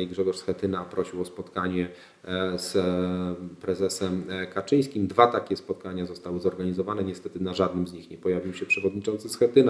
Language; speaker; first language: Polish; native; Polish